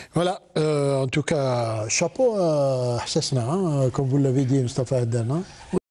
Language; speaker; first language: French; non-native, local second language; Arabic